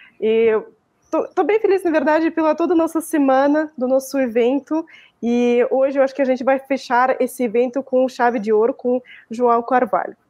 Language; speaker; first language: Portuguese; non-native, fluent; Russian